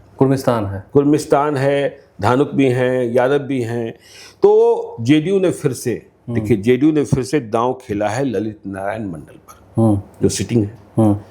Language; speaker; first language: Hindi; native; Hindi